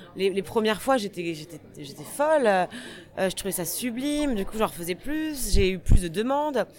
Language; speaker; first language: French; native; French